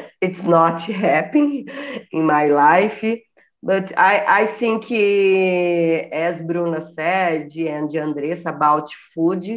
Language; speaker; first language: English; non-native, learner; Portuguese